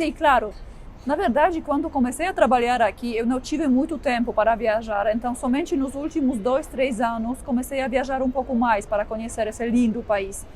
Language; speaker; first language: Portuguese; non-native, fluent; Polish